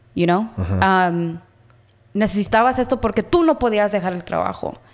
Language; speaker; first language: Spanish; early bilingual, heritage; Spanish